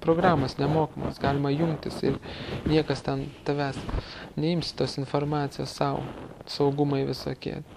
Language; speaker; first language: Lithuanian; native; Lithuanian